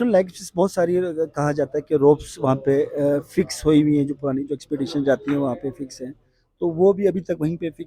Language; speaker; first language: Hindi; non-native, local second language; Balti